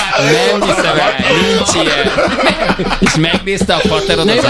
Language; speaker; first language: Hungarian; native; Hungarian